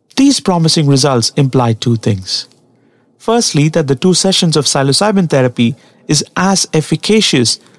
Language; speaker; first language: English; non-native, local second language; Tamil